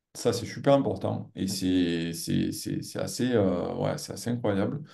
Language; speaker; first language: French; native; French